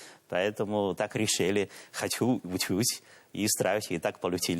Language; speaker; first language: Russian; non-native, learner; Chinese